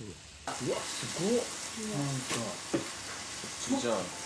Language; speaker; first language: Japanese; native; Japanese